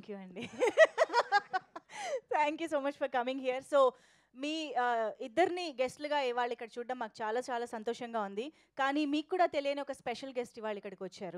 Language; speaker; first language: Telugu; native; Telugu